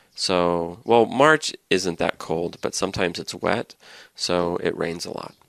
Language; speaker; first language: English; native; English